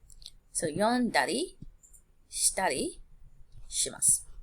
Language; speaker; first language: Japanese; non-native, fluent; English